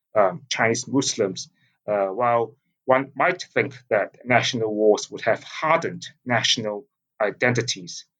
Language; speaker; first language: English; non-native, local second language; Cantonese